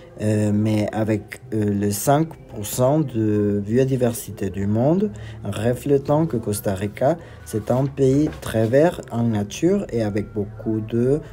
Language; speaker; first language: French; non-native, learner; Spanish